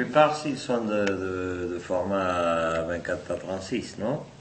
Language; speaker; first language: French; non-native, fluent; Spanish